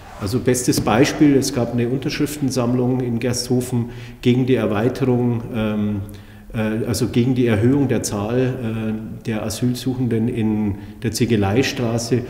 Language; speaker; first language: German; native; German